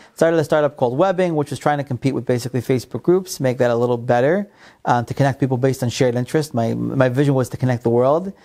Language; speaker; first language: English; non-native, fluent; Hebrew